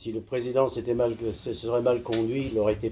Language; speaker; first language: French; native; French